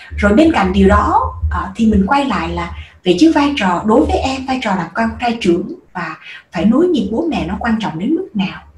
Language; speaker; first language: Vietnamese; native; Vietnamese